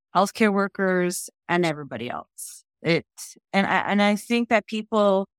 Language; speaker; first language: English; native; English